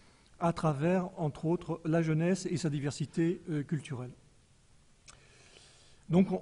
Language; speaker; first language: French; native; French